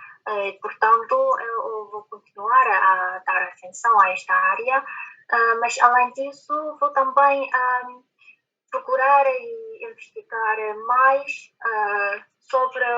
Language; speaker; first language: Portuguese; non-native, fluent; Chinese